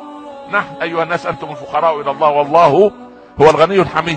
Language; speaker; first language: Arabic; native; Arabic